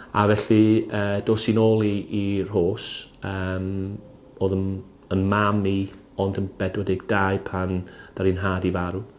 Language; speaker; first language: Welsh; native; Welsh